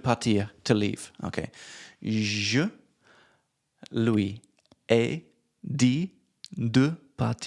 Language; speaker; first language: French; non-native, learner; English